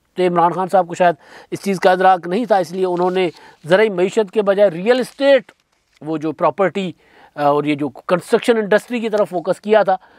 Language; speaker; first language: Urdu; non-native, local second language; Sindhi